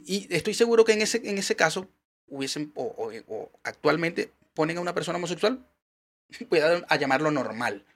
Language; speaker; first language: Spanish; native; Spanish